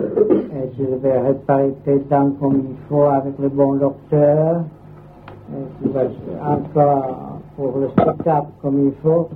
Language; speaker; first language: French; non-native, learner; Vietnamese